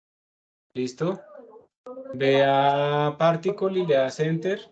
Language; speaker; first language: Spanish; native; Spanish